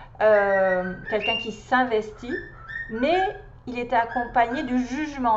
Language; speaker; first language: French; native; French